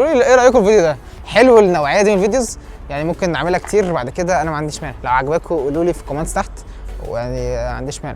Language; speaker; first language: Arabic; native; Arabic